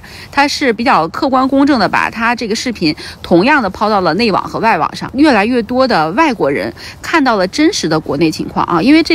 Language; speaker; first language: Chinese; native; Chinese